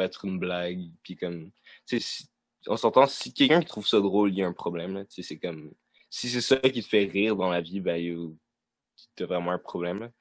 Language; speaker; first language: French; native; French